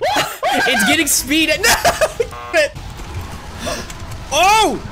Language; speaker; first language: English; native; English